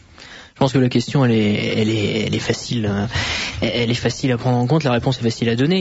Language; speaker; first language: French; native; French